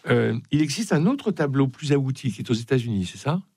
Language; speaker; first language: French; native; French